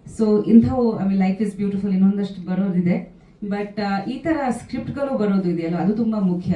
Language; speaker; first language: Kannada; non-native, fluent; Bangla